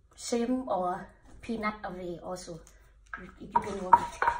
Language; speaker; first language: English; non-native, learner; Thai